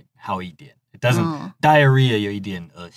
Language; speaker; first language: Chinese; non-native, fluent; English